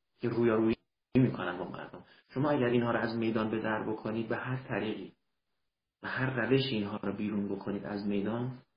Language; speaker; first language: Persian; early bilingual, heritage; Persian